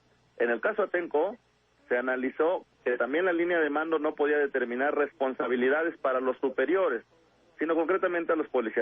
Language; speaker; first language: Spanish; native; Spanish